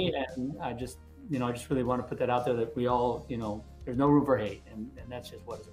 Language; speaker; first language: English; native; English